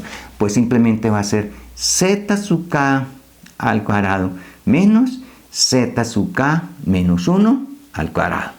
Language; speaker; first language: Spanish; native; Spanish